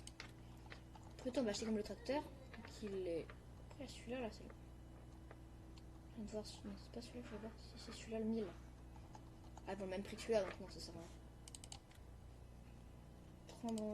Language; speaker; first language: French; native; French